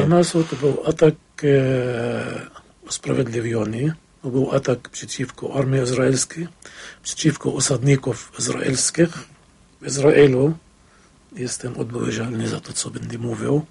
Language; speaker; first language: Polish; non-native, fluent; Arabic